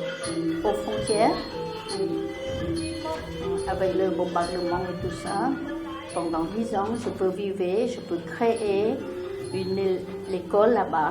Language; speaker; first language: French; non-native, learner; Khmer